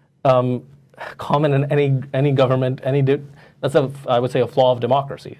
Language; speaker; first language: English; non-native, local second language; Urdu